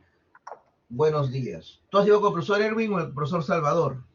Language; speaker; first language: Spanish; native; Spanish